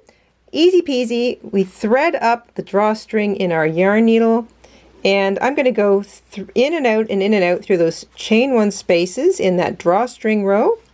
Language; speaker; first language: English; native; English